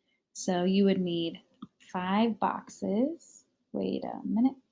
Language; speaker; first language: English; native; English